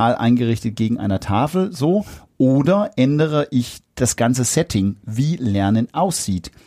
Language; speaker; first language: German; non-native, fluent; Danish